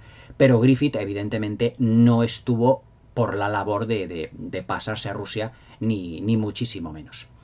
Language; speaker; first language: Spanish; native; Spanish